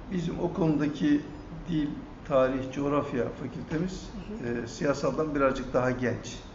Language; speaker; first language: Turkish; native; Turkish